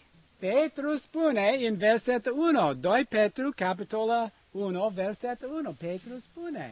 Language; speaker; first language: Romanian; non-native, learner; English